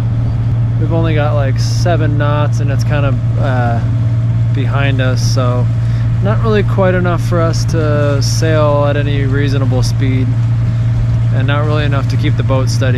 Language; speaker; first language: English; native; English